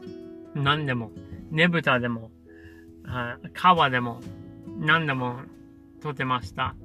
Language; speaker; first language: Japanese; non-native, learner; English